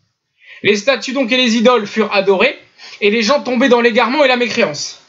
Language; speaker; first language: French; native; French